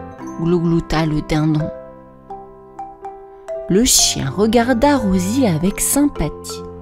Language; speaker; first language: French; native; French